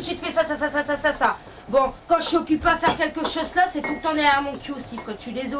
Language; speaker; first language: French; native; French